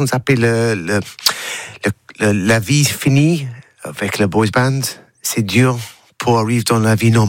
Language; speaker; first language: French; non-native, learner; English